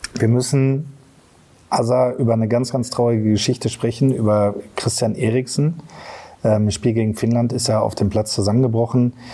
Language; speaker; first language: German; native; German